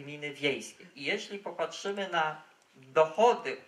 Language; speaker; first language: Polish; native; Polish